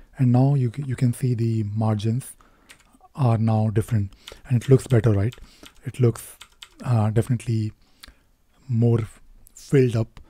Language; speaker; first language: English; non-native, local second language; Hindi